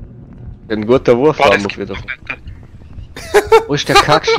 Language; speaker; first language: German; native; German